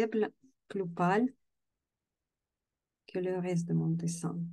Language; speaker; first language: French; non-native, fluent; Russian